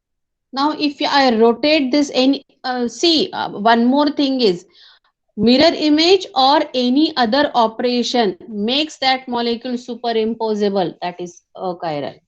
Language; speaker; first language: English; non-native, local second language; Hindi